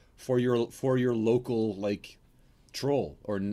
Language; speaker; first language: English; non-native, fluent; Norwegian